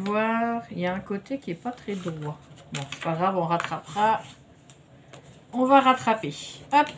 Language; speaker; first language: French; native; French